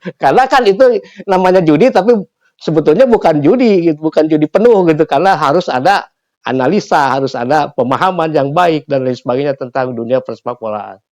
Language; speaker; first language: Indonesian; non-native, local second language; Sundanese